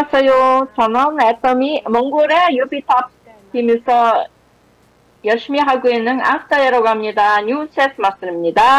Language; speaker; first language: Korean; non-native, fluent; Mongolian